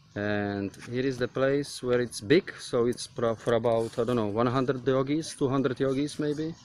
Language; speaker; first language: English; non-native, fluent; Czech